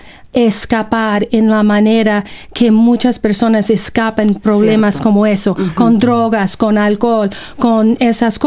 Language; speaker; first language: Spanish; non-native, fluent; English